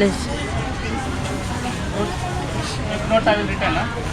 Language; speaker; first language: English; non-native, learner; Sinhala